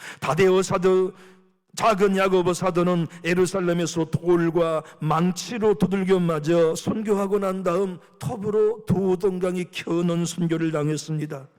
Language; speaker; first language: Korean; native; Korean